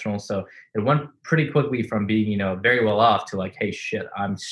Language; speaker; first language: English; non-native, fluent; Russian